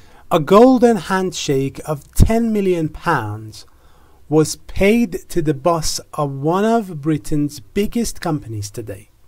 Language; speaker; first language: English; non-native, fluent; Persian